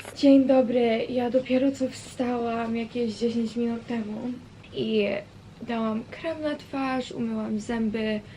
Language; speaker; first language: Polish; early bilingual, heritage; Polish